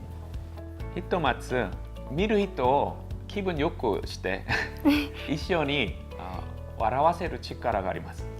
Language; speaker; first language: Japanese; non-native, learner; Korean